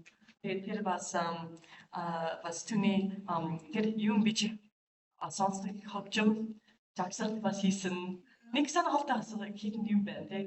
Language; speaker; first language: Mongolian; non-native, fluent; English